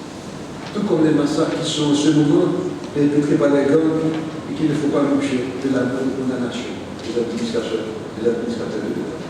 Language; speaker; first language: French; non-native, local second language; Haitian Creole